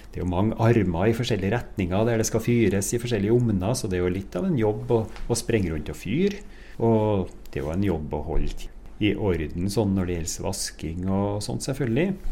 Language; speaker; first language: Norwegian; native; Norwegian